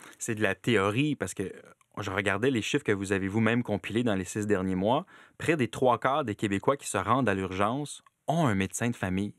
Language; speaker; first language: French; native; French